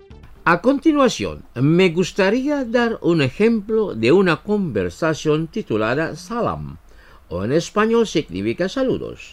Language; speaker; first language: Spanish; non-native, fluent; Indonesian